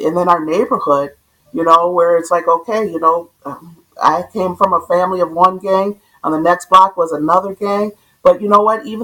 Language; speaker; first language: English; native; English